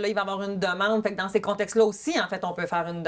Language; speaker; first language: French; native; French